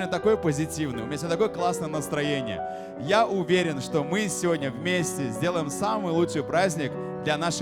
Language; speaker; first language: Russian; non-native, fluent; Azerbaijani